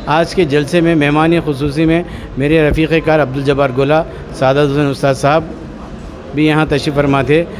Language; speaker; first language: Urdu; native; Urdu